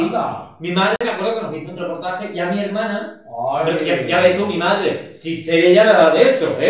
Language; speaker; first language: Spanish; native; Spanish